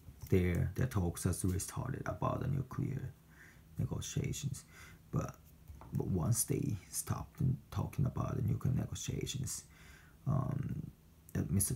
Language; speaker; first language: English; non-native, fluent; Japanese